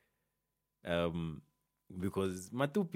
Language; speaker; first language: English; native; English